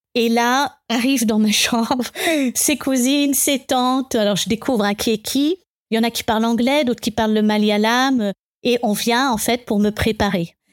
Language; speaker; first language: French; native; French